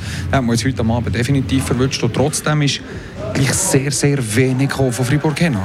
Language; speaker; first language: German; native; German